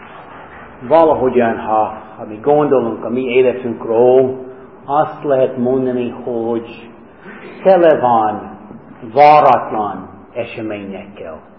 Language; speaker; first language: Hungarian; non-native, fluent; English